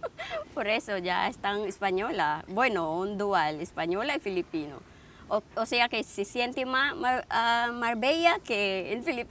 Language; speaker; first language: Spanish; non-native, fluent; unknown